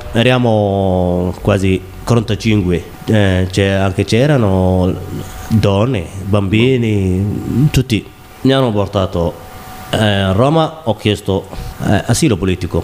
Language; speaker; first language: Italian; non-native, learner; Somali